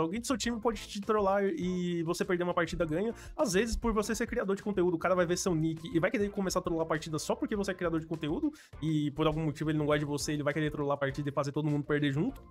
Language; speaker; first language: Portuguese; native; Portuguese